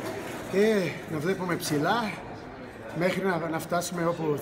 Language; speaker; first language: Greek; non-native, fluent; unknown